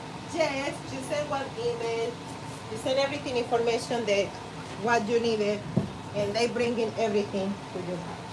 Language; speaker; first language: English; non-native, learner; Spanish